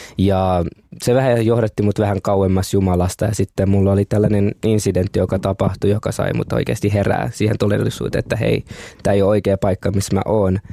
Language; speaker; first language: Finnish; early bilingual, other home language; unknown